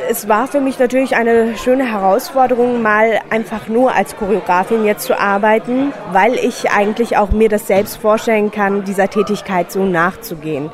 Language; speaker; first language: German; early bilingual, other home language; Turkish